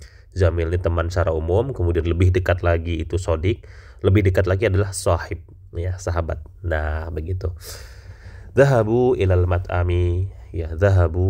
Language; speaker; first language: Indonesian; native; Indonesian